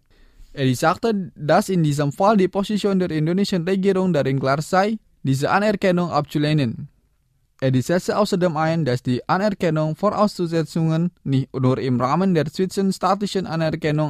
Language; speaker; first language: German; non-native, fluent; Indonesian